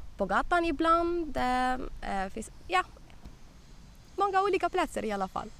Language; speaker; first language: Swedish; non-native, learner; Arabic